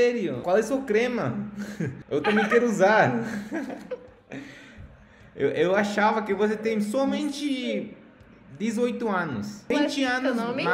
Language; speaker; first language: Portuguese; non-native, learner; Spanish